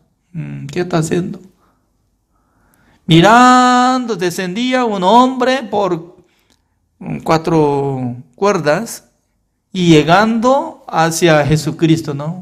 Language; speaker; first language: Spanish; non-native, fluent; Korean